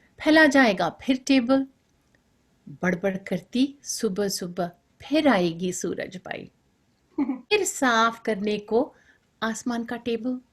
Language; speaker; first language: Hindi; non-native, local second language; Bangla